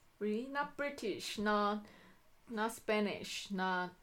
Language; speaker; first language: English; non-native, fluent; Chinese